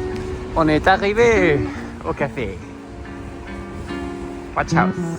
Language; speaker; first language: French; non-native, fluent; English